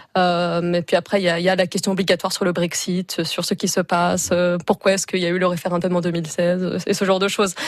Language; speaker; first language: French; early bilingual, other home language; English